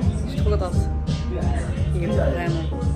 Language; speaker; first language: French; native; French